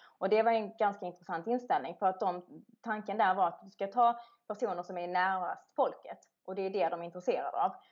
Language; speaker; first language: Swedish; native; Swedish